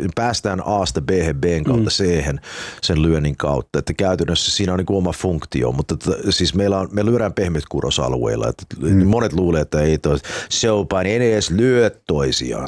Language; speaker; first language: Finnish; early bilingual, heritage; English